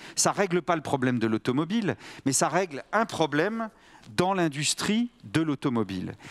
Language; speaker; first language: French; native; French